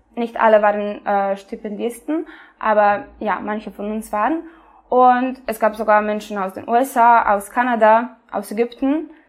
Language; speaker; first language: German; non-native, fluent; Serbian